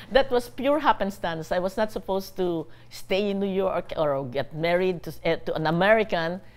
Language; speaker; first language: English; non-native, local second language; Bikol